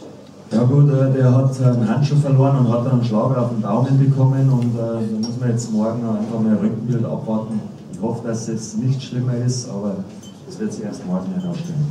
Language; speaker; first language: German; native; German